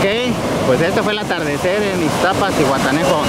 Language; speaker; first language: Spanish; native; Spanish